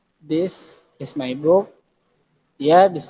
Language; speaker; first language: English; non-native, learner; Indonesian